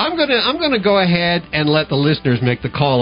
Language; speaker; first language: English; native; English